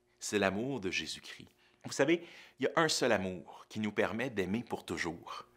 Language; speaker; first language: French; native; French